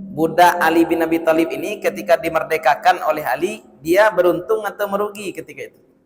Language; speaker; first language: Malay; non-native, local second language; Minangkabau